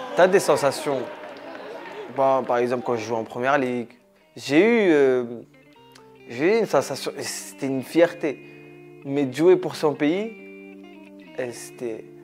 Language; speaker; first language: French; early bilingual, other home language; Arabic